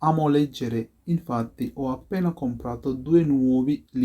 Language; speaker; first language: Italian; non-native, fluent; Sinhala